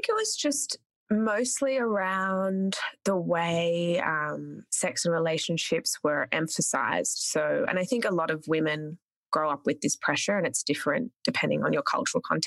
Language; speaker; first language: English; native; English